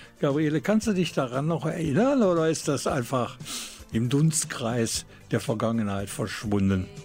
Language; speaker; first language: German; native; German